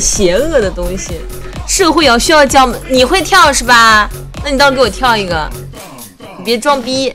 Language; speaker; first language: Chinese; native; Chinese